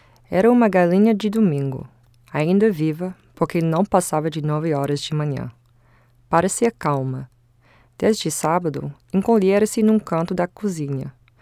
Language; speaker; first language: Portuguese; non-native, fluent; English